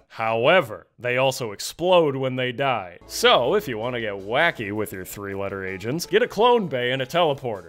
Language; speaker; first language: English; native; English